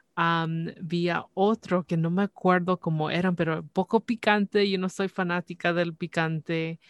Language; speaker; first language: Spanish; early bilingual, heritage; Spanish